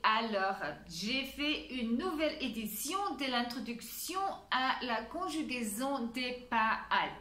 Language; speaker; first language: French; non-native, fluent; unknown